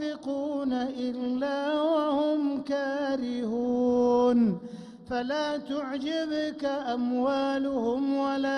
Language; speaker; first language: Arabic; native; Arabic